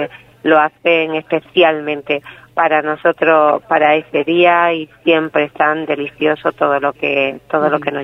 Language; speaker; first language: Spanish; native; Spanish